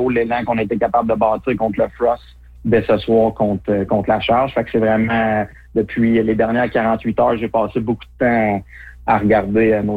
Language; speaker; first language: French; native; French